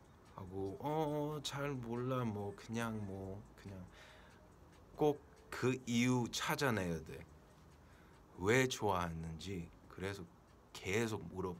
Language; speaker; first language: Korean; early bilingual, heritage; Korean